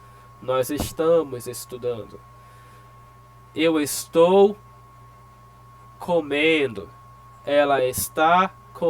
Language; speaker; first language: Portuguese; non-native, fluent; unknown